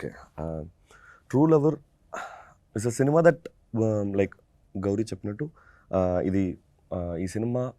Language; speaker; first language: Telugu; non-native, fluent; Tamil